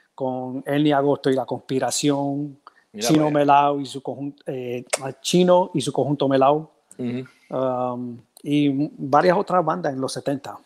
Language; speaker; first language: Spanish; early bilingual, heritage; Spanish